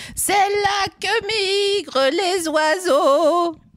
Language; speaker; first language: French; native; French